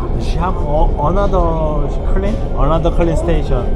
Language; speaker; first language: English; non-native, learner; Korean